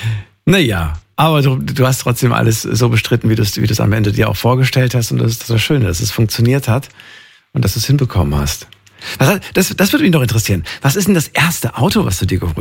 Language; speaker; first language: German; native; German